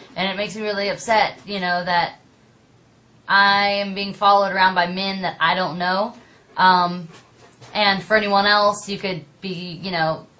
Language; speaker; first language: English; native; English